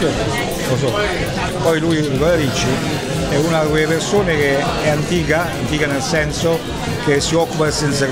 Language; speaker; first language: Italian; native; Italian